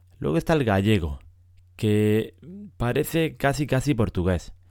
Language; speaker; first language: Spanish; native; Spanish